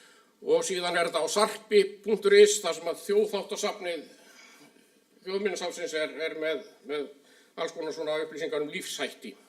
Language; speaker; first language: Icelandic; native; Icelandic